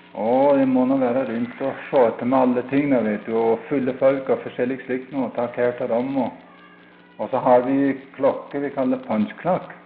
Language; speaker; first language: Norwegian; early bilingual, heritage; Norwegian